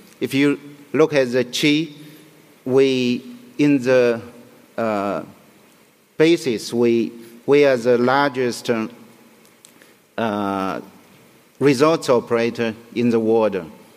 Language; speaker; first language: English; non-native, fluent; Chinese